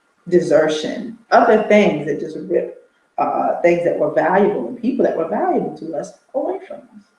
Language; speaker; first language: English; native; English